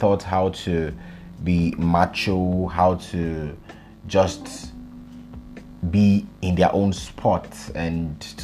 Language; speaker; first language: English; non-native, local second language; Yoruba